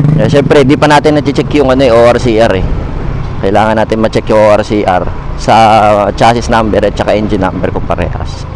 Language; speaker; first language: Filipino; native; Filipino